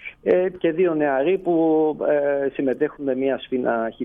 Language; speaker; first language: Greek; native; Greek